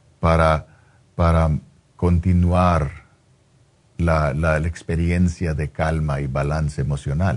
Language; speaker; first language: Spanish; non-native, fluent; English